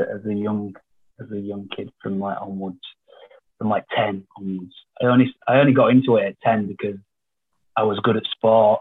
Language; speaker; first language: English; native; English